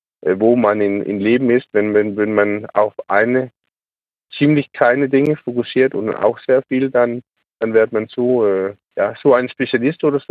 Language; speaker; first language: German; non-native, learner; Danish